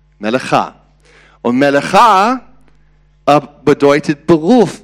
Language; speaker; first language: German; non-native, learner; English